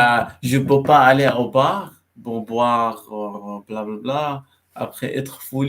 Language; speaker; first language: French; non-native, learner; Arabic